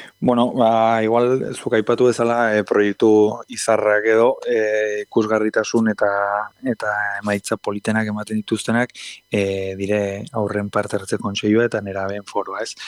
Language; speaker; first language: Basque; native; Basque